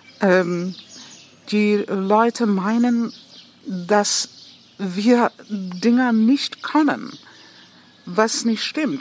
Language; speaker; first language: German; non-native, fluent; English